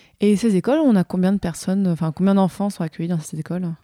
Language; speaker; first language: French; native; French